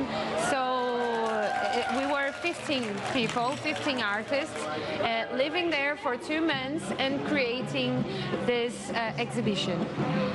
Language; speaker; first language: English; non-native, fluent; Portuguese